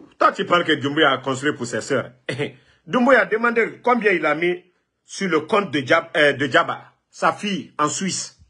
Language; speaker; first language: French; non-native, local second language; Mandingo